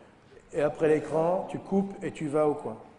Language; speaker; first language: French; native; French